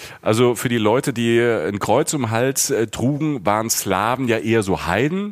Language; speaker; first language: German; native; German